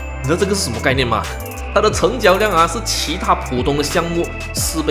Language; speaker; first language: Chinese; native; Chinese